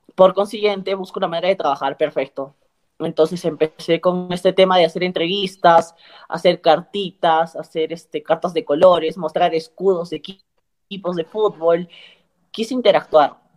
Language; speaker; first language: Spanish; native; Spanish